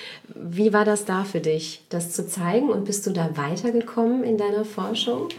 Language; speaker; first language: German; native; German